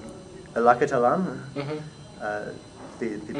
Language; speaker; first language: Arabic; non-native, learner; English